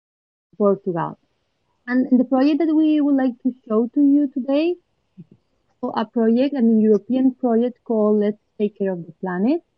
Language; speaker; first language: English; non-native, fluent; Portuguese